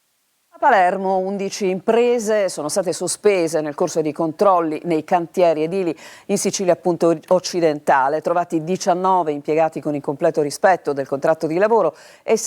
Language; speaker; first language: Italian; native; Italian